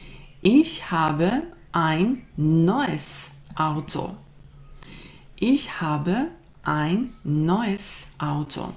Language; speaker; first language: German; non-native, fluent; Croatian